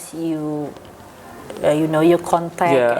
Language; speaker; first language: English; non-native, fluent; Indonesian